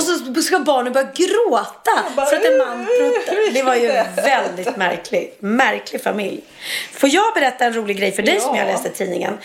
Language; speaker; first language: Swedish; native; Swedish